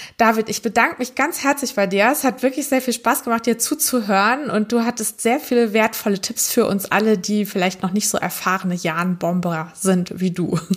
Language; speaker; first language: German; native; German